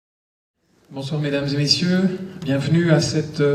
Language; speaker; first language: French; native; French